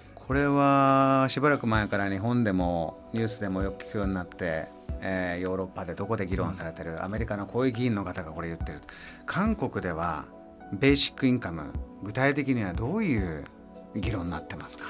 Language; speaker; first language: Japanese; native; Japanese